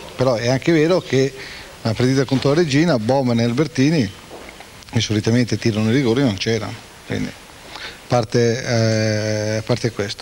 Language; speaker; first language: Italian; native; Italian